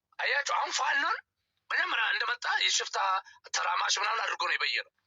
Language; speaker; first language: Amharic; native; Amharic